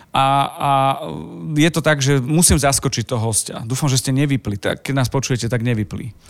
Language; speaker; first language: Slovak; native; Slovak